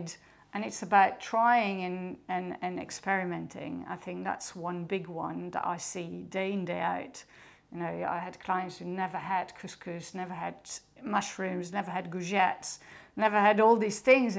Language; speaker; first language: English; non-native, fluent; French